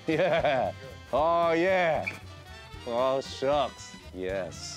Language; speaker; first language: English; native; English